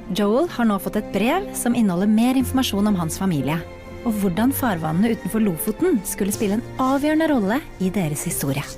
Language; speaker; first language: Norwegian; native; Norwegian